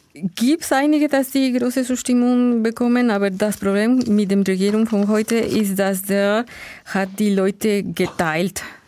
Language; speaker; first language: German; non-native, learner; Spanish